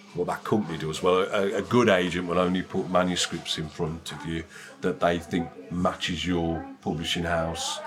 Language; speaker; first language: English; native; English